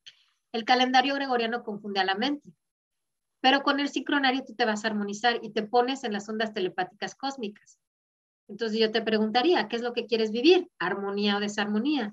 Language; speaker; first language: Spanish; native; Spanish